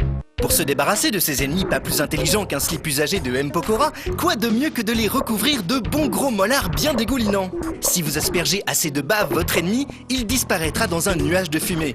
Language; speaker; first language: French; native; French